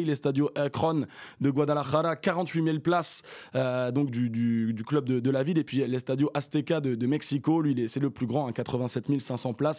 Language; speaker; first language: French; native; French